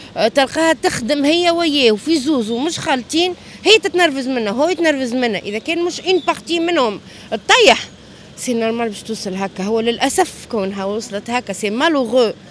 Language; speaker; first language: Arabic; native; Arabic